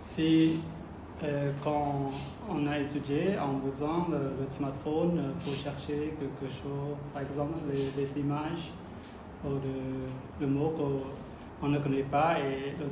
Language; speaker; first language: French; non-native, learner; Khmer